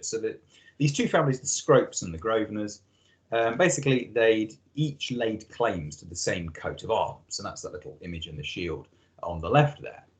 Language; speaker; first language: English; native; English